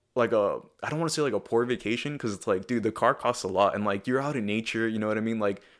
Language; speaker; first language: English; early bilingual, other home language; Spanish